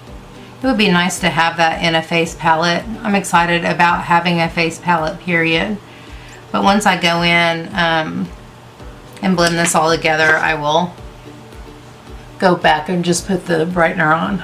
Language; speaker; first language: English; native; English